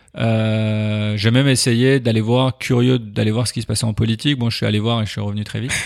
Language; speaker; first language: French; early bilingual, other home language; Persian